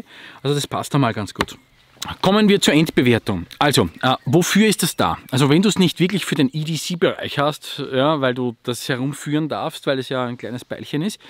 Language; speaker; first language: German; native; German